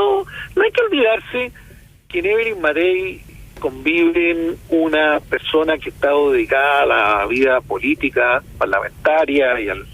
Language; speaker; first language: Spanish; native; Spanish